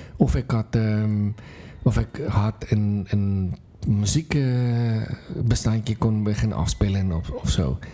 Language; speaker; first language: Dutch; non-native, fluent; Afrikaans